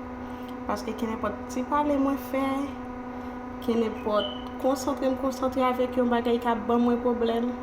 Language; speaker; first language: French; non-native, learner; Haitian Creole